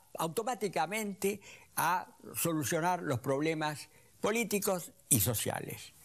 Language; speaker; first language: Spanish; native; Spanish